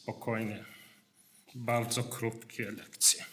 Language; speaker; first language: Polish; non-native, learner; English